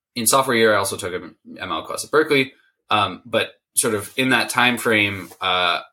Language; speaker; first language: English; native; English